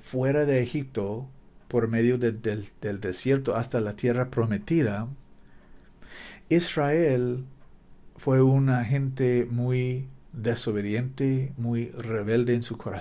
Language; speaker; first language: Spanish; non-native, learner; English